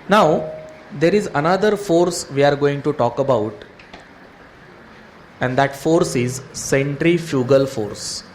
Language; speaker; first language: English; non-native, local second language; Marathi